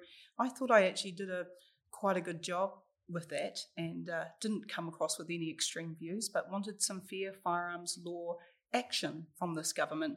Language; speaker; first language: English; native; English